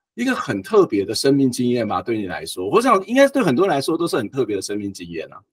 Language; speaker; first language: Chinese; native; Chinese